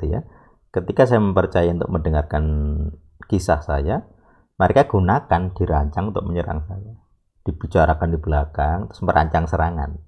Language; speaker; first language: Indonesian; native; Indonesian